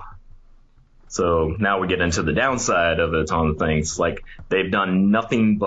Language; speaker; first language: English; native; English